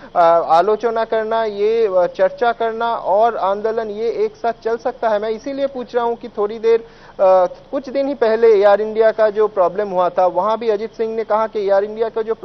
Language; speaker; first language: Hindi; non-native, local second language; Bangla